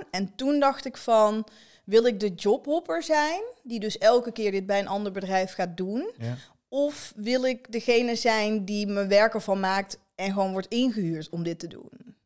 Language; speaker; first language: Dutch; native; Dutch